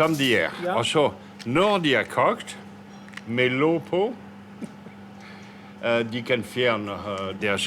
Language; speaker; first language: Danish; non-native, fluent; French